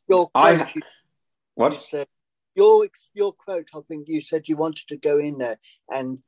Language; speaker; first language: English; native; English